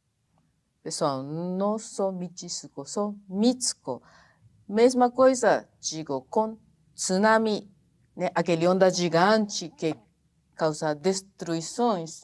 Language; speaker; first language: Portuguese; non-native, fluent; Japanese